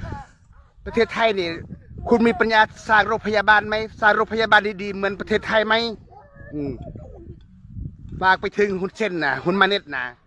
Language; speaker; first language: Thai; non-native, learner; Khmer